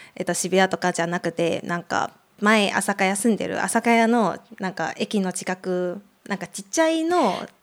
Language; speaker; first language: Japanese; non-native, fluent; Chinese